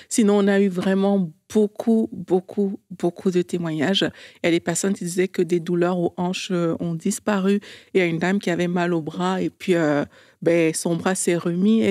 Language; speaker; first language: French; native; French